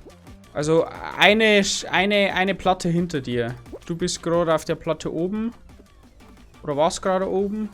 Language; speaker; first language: German; native; German